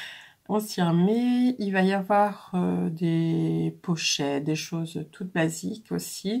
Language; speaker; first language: French; native; French